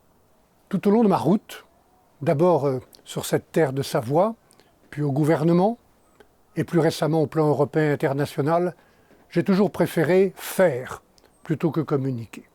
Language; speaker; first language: French; native; French